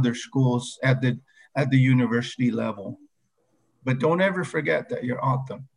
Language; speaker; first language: English; early bilingual, other home language; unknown